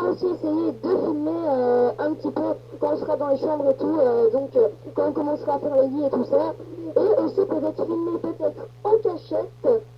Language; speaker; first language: French; native; French